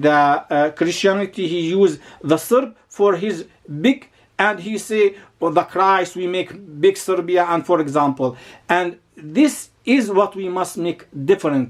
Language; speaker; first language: English; non-native, learner; Arabic